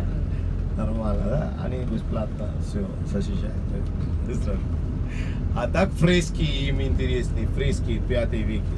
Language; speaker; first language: Russian; non-native, learner; Sinhala